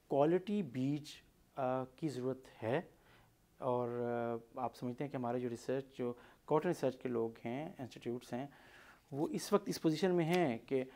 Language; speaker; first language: Urdu; non-native, local second language; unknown